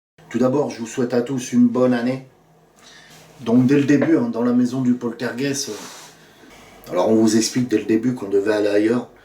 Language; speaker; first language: French; native; French